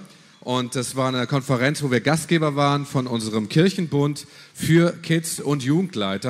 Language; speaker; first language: German; native; German